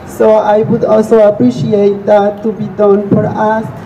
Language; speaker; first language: English; non-native, fluent; Spanish